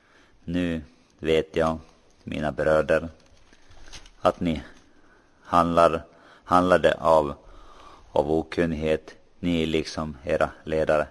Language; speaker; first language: Swedish; non-native, local second language; Finnish